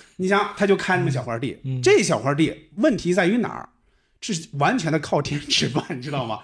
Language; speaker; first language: Chinese; native; Chinese